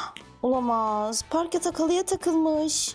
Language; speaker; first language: Turkish; native; Turkish